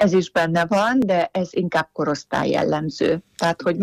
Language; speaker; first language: Hungarian; native; Hungarian